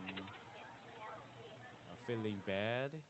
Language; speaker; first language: English; non-native, learner; Korean